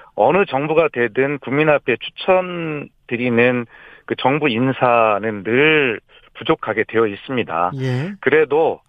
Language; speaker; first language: Korean; native; Korean